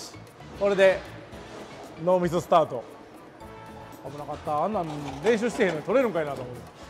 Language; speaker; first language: Japanese; native; Japanese